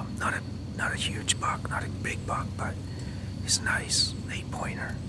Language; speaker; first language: English; native; English